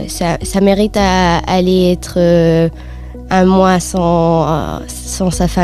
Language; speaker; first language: French; non-native, fluent; Spanish